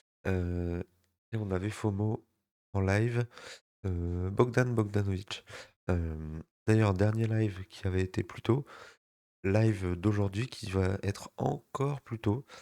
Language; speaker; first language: French; native; French